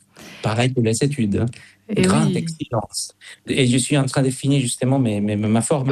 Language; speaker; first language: French; non-native, fluent; Spanish